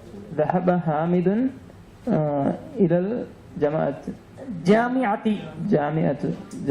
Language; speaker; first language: Arabic; non-native, learner; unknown